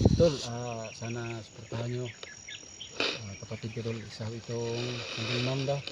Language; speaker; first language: Filipino; non-native, local second language; Cebuano